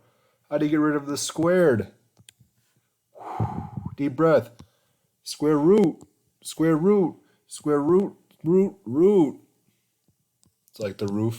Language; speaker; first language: English; native; English